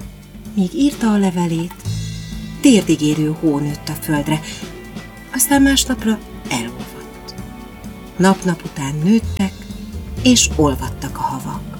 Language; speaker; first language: Hungarian; native; Hungarian